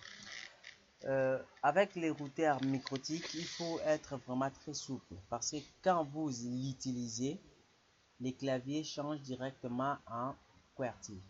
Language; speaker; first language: French; non-native, local second language; Lingala